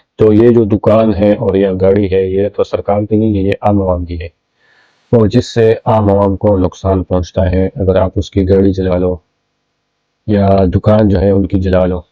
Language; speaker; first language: Urdu; non-native, local second language; Pashto